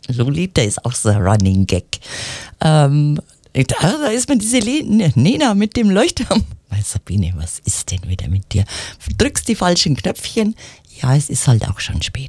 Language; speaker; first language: German; native; German